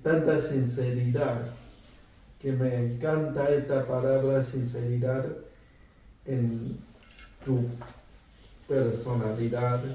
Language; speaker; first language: Spanish; non-native, fluent; Chinese